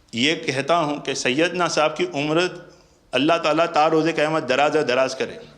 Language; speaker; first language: Hindi; non-native, local second language; Gujarati